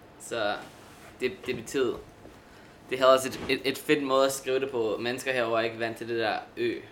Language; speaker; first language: Danish; early bilingual, heritage; Danish